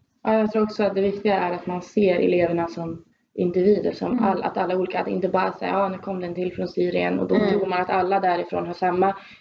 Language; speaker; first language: Swedish; native; Swedish